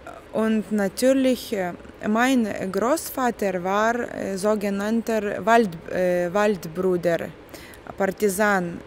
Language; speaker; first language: German; non-native, fluent; Lithuanian